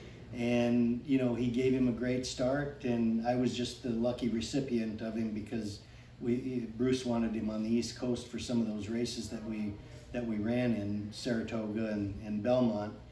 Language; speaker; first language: English; native; English